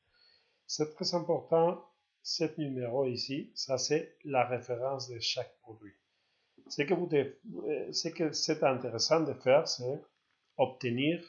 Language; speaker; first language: French; non-native, learner; Spanish